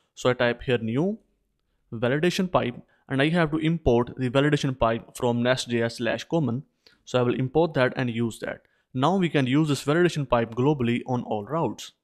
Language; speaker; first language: English; non-native, local second language; Urdu